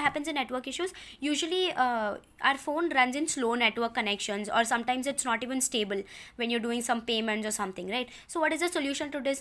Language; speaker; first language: English; non-native, local second language; Telugu